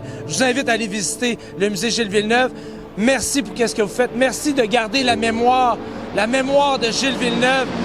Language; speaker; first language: French; native; French